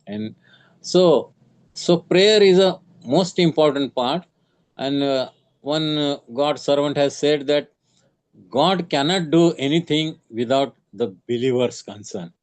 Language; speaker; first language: English; non-native, local second language; Marathi